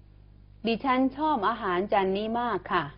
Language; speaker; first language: Thai; non-native, fluent; Chinese